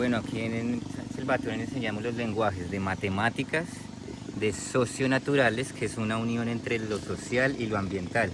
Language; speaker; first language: Spanish; native; Spanish